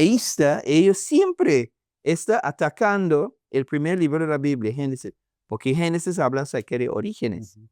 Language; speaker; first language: Spanish; non-native, learner; English